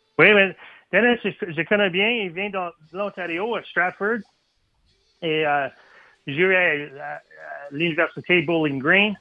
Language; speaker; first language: French; non-native, learner; English